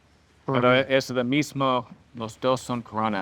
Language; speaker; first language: Spanish; non-native, learner; English